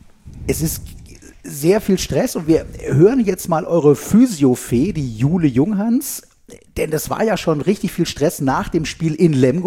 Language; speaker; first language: German; native; German